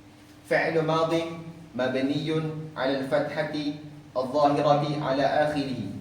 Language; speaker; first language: Arabic; non-native, learner; Malay